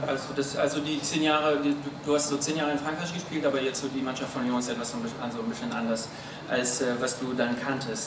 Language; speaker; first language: German; non-native, fluent; French